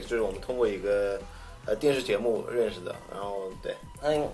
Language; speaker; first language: Chinese; non-native, fluent; English